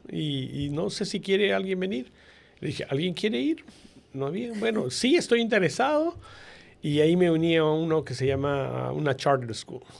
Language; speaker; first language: Spanish; native; Spanish